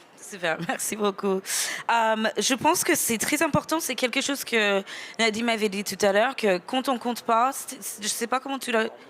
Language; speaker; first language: French; non-native, fluent; English